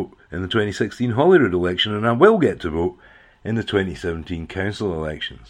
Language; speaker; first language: English; native; English